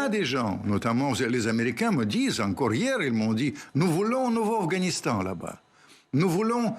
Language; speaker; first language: French; non-native, fluent; Russian